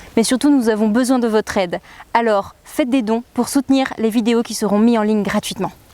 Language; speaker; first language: French; native; French